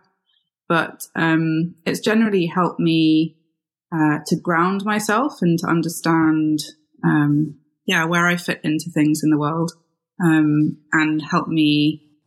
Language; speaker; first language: English; native; English